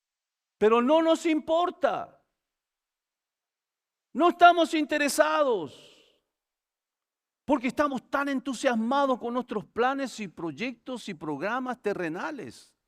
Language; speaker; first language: Spanish; native; Spanish